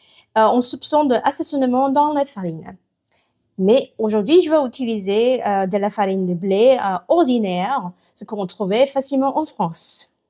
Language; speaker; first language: French; non-native, learner; Korean